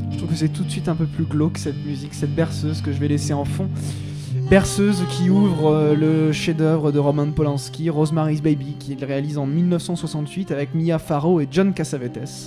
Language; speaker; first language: French; native; French